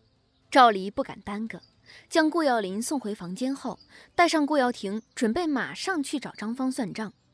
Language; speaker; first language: Chinese; native; Chinese